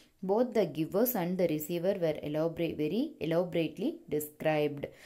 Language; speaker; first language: English; non-native, local second language; Tamil